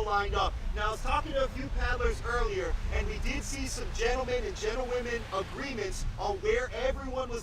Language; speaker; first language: English; native; English